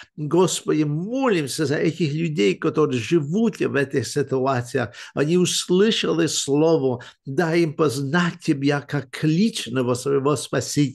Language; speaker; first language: Russian; early bilingual, heritage; English